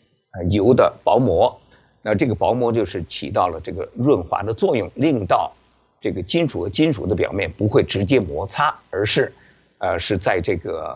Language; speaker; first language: Chinese; native; Chinese